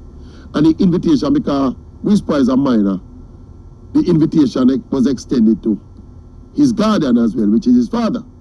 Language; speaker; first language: English; non-native, local second language; Jamaican Creole English